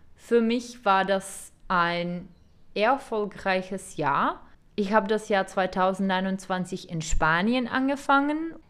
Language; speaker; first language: German; non-native, fluent; Czech